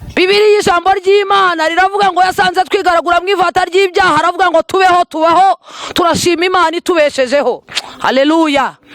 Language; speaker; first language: Kinyarwanda; native; Kinyarwanda